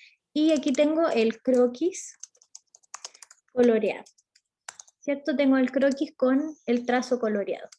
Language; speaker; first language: Spanish; native; Spanish